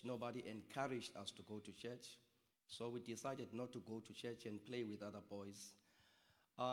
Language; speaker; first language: English; non-native, local second language; Xhosa